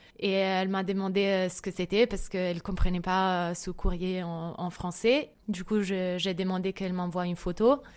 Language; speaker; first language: French; non-native, fluent; Italian